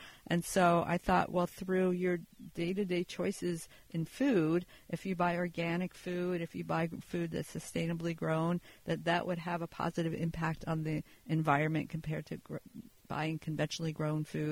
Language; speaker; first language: English; native; English